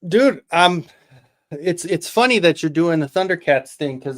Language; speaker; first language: English; native; English